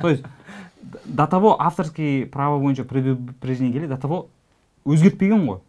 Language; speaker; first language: Russian; non-native, local second language; Kazakh